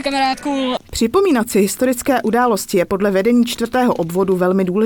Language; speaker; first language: Czech; native; Czech